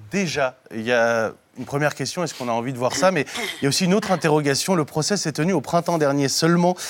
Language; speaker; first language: French; native; French